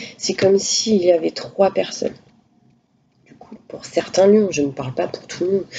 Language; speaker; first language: French; native; French